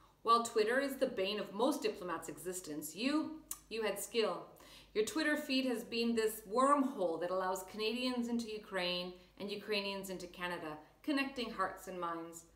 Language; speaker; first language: English; early bilingual, other home language; Ukrainian